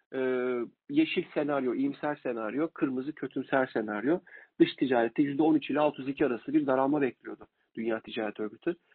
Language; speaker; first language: Turkish; native; Turkish